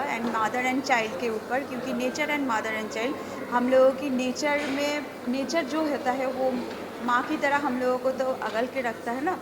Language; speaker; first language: Hindi; non-native, local second language; Bangla